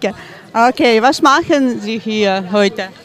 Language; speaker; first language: German; non-native, learner; Ukrainian